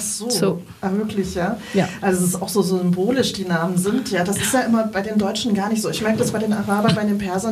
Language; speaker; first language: German; native; German